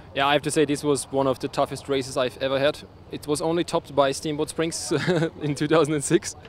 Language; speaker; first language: English; non-native, fluent; German